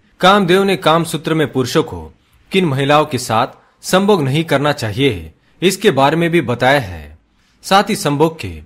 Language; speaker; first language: Hindi; native; Hindi